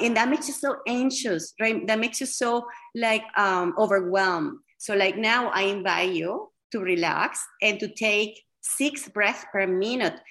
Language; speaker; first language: English; non-native, fluent; Spanish